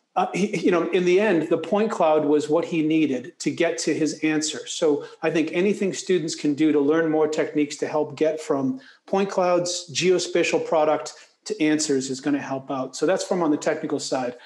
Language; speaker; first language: English; native; English